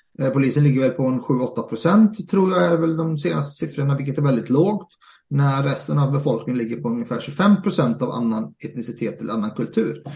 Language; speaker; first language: Swedish; early bilingual, other home language; Arabic